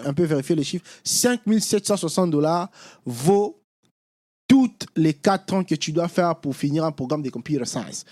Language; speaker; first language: French; non-native, local second language; Lingala